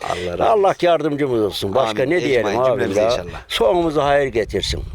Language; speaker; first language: Turkish; native; Turkish